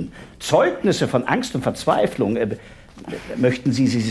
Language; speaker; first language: German; native; German